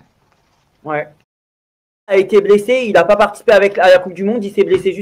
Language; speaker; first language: French; native; French